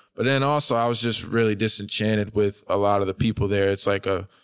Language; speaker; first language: English; native; English